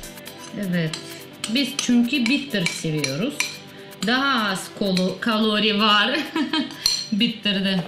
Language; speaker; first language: Turkish; non-native, learner; Russian